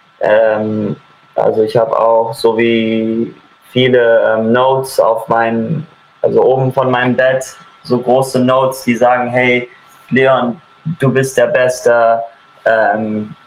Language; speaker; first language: German; early bilingual, heritage; German